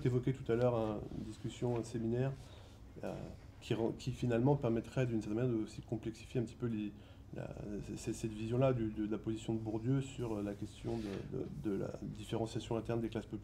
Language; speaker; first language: French; native; French